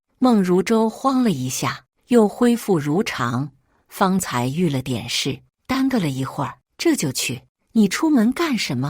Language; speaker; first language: Chinese; native; Chinese